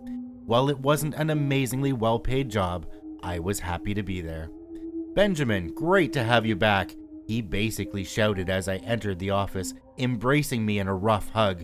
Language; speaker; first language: English; native; English